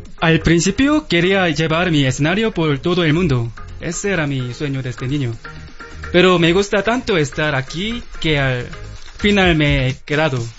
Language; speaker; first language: Spanish; non-native, learner; Korean